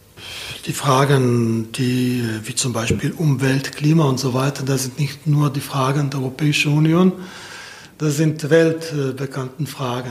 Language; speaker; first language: German; non-native, fluent; Slovenian